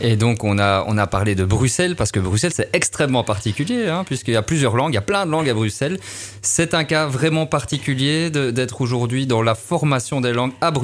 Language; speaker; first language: French; native; French